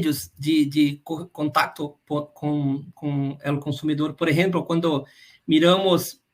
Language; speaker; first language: Spanish; non-native, fluent; Portuguese